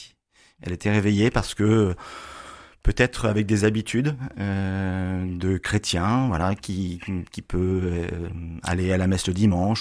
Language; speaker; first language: French; native; French